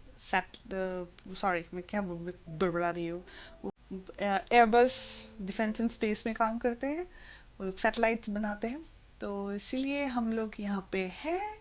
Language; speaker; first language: Hindi; non-native, local second language; Assamese